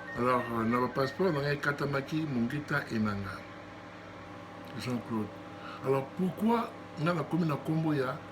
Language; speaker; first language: Lingala; native; Lingala